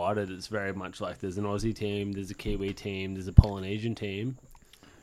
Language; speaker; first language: English; native; English